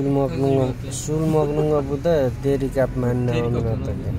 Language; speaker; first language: Korean; non-native, learner; Nepali